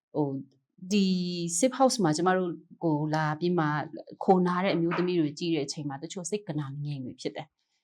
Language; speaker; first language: Burmese; non-native, local second language; Kachin